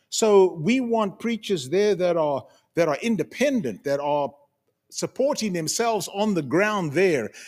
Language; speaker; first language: English; native; English